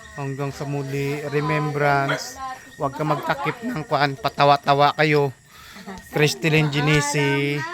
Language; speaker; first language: Filipino; non-native, local second language; Hiligaynon